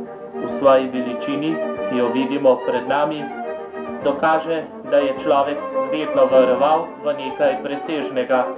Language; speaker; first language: Slovenian; native; Slovenian